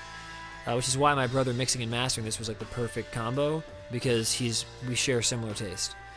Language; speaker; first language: English; native; English